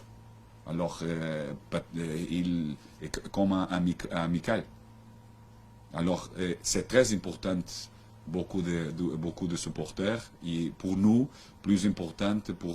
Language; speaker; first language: French; non-native, learner; Portuguese